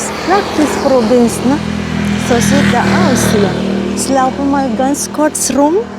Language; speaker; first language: German; non-native, learner; Filipino